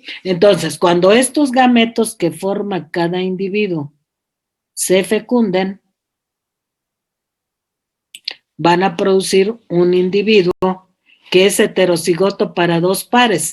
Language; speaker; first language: Spanish; native; Spanish